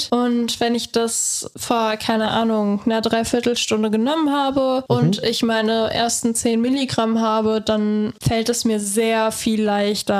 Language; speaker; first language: German; native; German